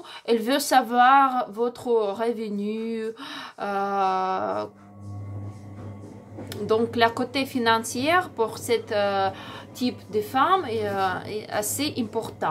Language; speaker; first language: French; non-native, learner; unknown